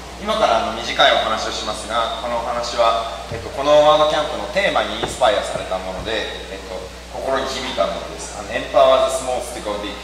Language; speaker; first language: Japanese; native; Japanese